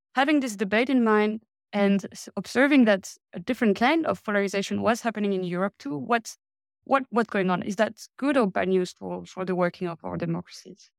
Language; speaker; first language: English; non-native, fluent; French